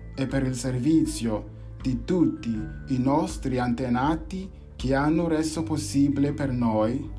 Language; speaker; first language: Italian; non-native, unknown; English